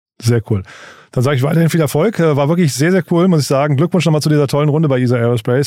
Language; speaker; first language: German; native; German